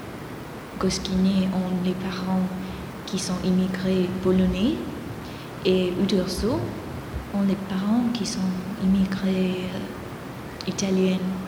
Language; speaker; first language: French; non-native, fluent; Greek